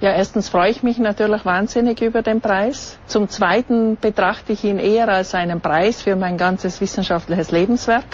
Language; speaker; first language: German; native; German